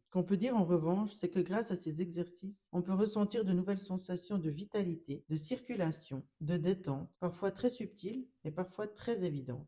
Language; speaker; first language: French; native; French